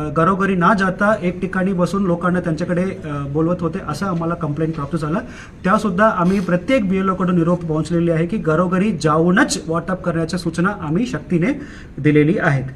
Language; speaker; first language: Marathi; non-native, local second language; Tamil